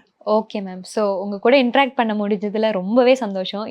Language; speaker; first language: Tamil; native; Tamil